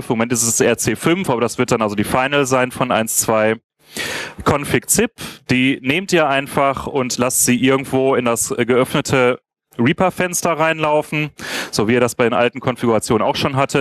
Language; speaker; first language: German; native; German